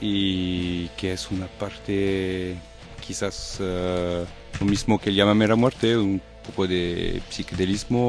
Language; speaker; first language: Spanish; non-native, learner; French